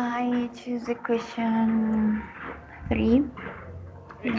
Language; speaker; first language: English; non-native, learner; Spanish